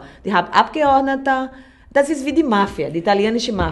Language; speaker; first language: German; non-native, learner; Portuguese